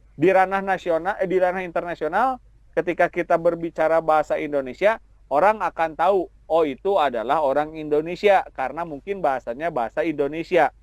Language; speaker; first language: Indonesian; non-native, local second language; Sundanese